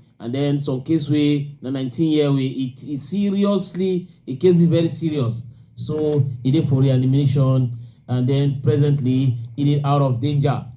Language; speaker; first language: Nigerian Pidgin; native; Nigerian Pidgin